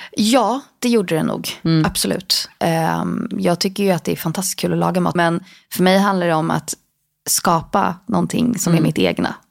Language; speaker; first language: Swedish; native; Swedish